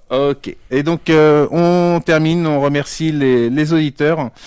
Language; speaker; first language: French; native; French